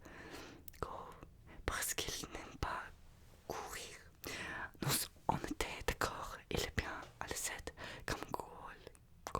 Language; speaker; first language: French; non-native, learner; Russian